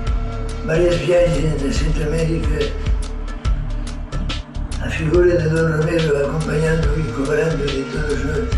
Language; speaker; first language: Portuguese; native; Portuguese